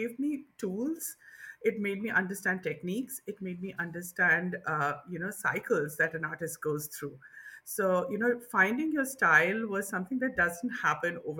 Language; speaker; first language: English; non-native, local second language; Bangla